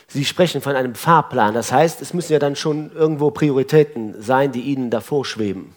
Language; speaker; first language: German; native; German